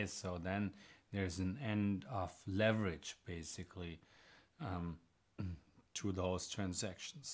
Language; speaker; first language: English; non-native, fluent; German